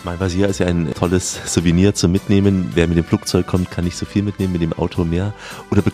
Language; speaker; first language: German; native; German